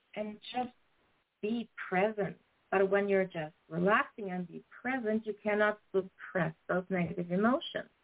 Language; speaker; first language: English; non-native, fluent; German